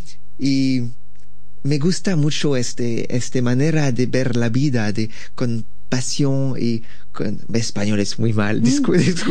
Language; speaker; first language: Spanish; non-native, learner; French